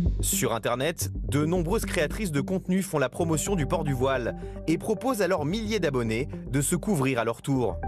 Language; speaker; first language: French; native; French